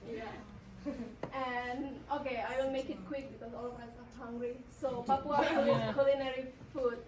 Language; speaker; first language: English; non-native, local second language; Indonesian